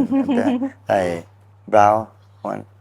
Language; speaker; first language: English; non-native, learner; Thai